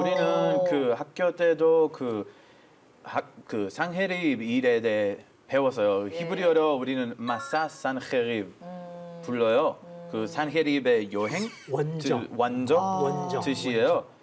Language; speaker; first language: Korean; non-native, fluent; Hebrew